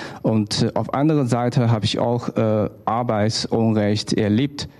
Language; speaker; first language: German; non-native, learner; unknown